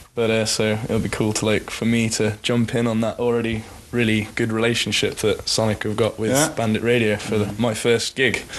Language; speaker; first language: English; native; English